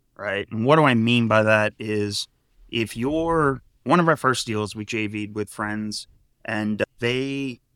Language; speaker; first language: English; native; English